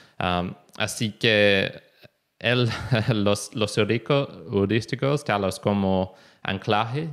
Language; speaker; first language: Spanish; non-native, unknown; English